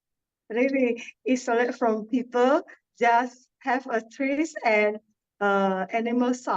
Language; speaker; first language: English; non-native, learner; Indonesian